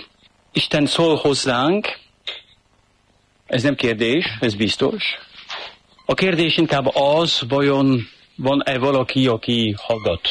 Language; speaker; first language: Hungarian; non-native, fluent; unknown